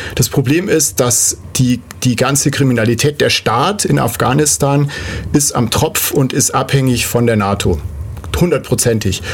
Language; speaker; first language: German; native; German